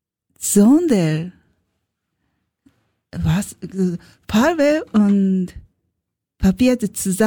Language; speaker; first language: German; non-native, learner; Japanese